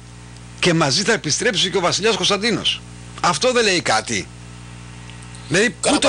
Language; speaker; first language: Greek; native; Greek